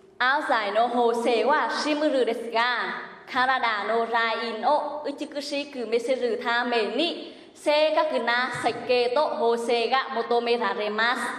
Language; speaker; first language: Japanese; non-native, fluent; Vietnamese